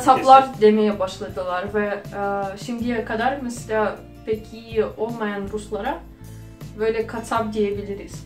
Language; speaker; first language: Turkish; non-native, fluent; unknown